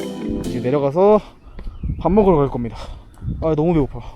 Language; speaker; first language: Korean; native; Korean